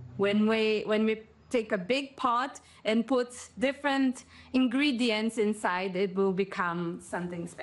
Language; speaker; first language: English; non-native, fluent; Portuguese